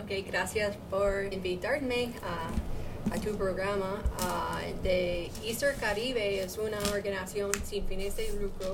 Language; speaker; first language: Spanish; non-native, learner; English